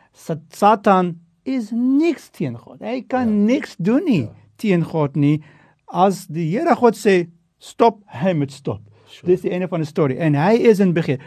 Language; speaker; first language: Afrikaans; non-native, fluent; Turkish